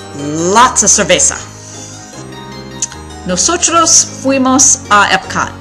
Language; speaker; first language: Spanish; non-native, learner; English